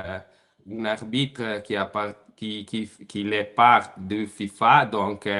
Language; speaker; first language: French; non-native, learner; Italian